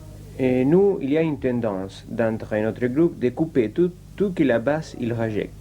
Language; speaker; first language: French; non-native, learner; Spanish